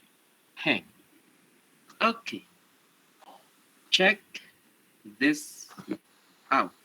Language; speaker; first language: English; non-native, learner; Indonesian